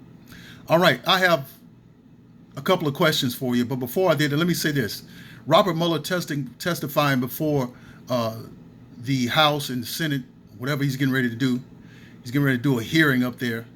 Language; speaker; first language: English; native; English